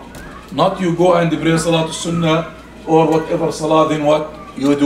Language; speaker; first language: English; non-native, fluent; Arabic